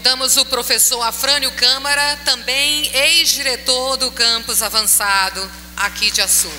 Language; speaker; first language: Portuguese; native; Portuguese